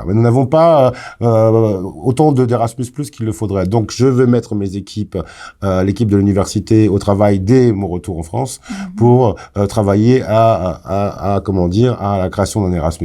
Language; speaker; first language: French; native; French